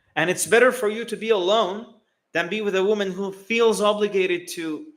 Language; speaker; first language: English; non-native, fluent; Turkish